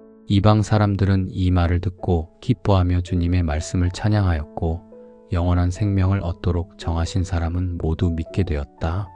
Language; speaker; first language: Korean; native; Korean